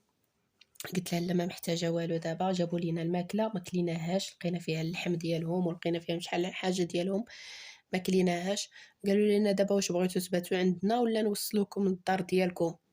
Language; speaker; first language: Arabic; native; Arabic